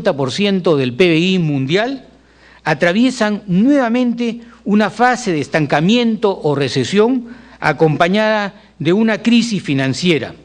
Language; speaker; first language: Spanish; native; Spanish